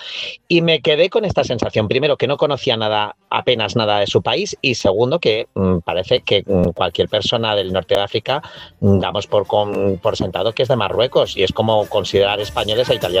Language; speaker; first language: Spanish; native; Spanish